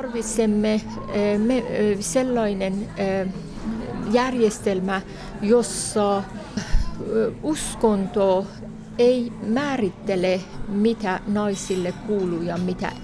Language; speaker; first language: Finnish; non-native, fluent; Persian